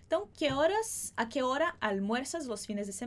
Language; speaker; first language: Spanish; non-native, fluent; Portuguese